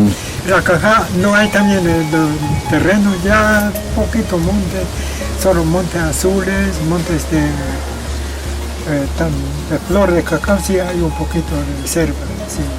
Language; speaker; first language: Spanish; non-native, local second language; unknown